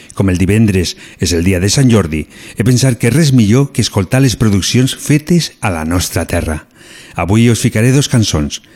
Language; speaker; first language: Catalan; native; Catalan